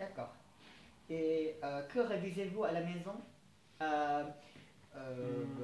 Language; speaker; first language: French; non-native, fluent; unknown